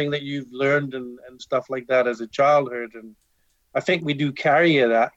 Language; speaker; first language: English; native; English